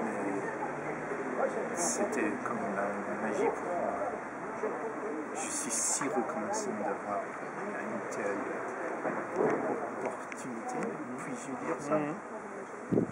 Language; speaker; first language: French; non-native, fluent; English